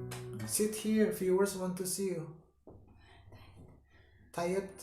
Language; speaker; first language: English; non-native, learner; Sundanese